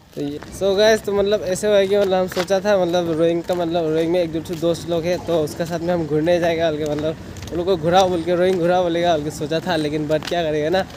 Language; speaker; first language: Hindi; non-native, local second language; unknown